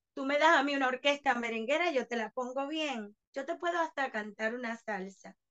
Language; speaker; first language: Spanish; native; Spanish